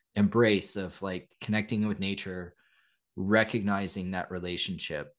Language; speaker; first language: English; native; English